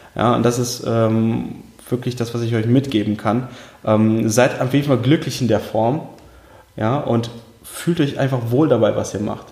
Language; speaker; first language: German; early bilingual, other home language; Russian